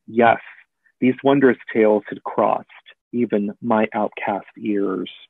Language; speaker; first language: English; native; English